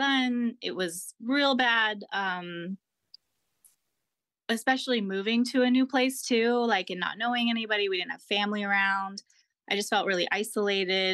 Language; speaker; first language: English; native; English